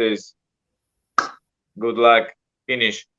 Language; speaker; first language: English; non-native, learner; Russian